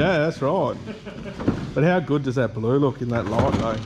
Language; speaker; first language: English; native; English